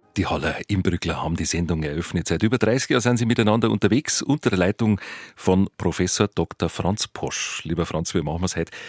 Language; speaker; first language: German; native; German